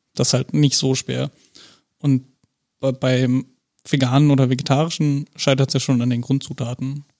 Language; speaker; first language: German; native; German